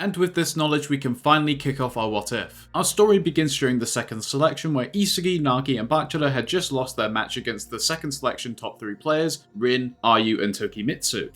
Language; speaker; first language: English; native; English